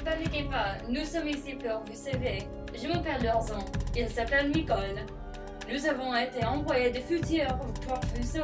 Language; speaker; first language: French; non-native, learner; English